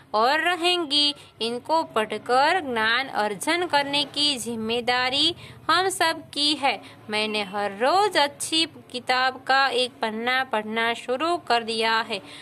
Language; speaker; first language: Hindi; non-native, local second language; Gujarati